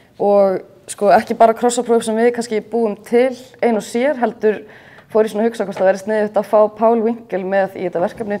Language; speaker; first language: Icelandic; native; Icelandic